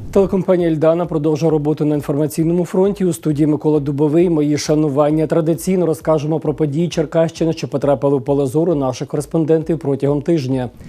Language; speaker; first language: Ukrainian; native; Ukrainian